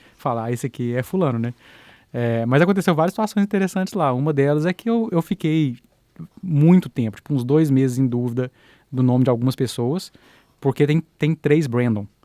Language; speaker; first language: Portuguese; native; Portuguese